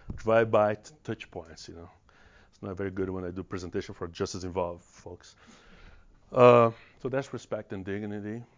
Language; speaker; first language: English; non-native, fluent; Portuguese